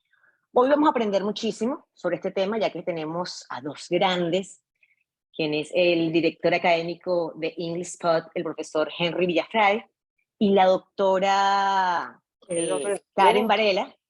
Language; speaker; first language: Spanish; native; Spanish